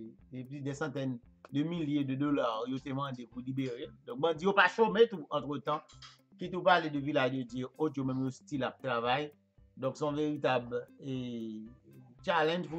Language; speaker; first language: French; non-native, local second language; Haitian Creole